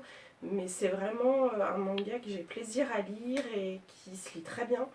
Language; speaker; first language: French; native; French